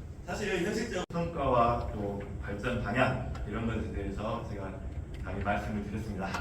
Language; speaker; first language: Korean; native; Korean